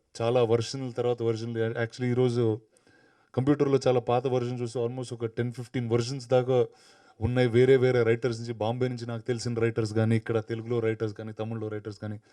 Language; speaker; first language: Telugu; native; Telugu